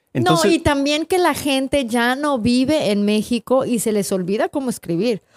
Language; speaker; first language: Spanish; native; Spanish